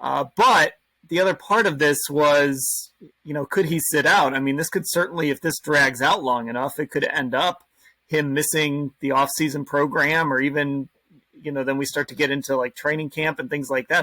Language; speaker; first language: English; native; English